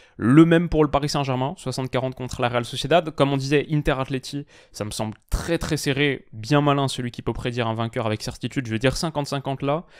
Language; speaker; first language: French; native; French